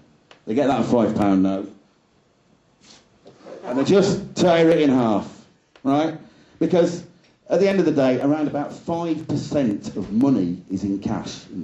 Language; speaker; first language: English; native; English